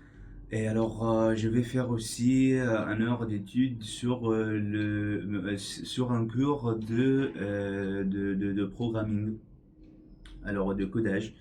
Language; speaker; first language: French; non-native, learner; English